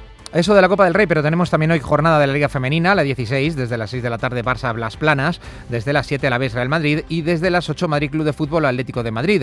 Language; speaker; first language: Spanish; native; Spanish